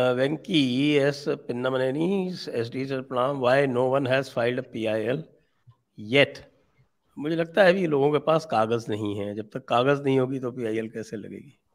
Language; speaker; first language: Hindi; native; Hindi